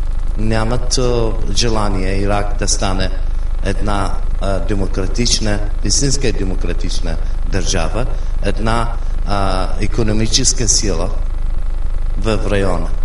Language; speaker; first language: Bulgarian; non-native, fluent; Arabic